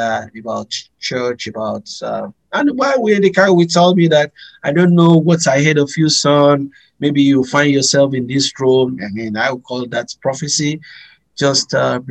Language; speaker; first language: English; non-native, local second language; Yoruba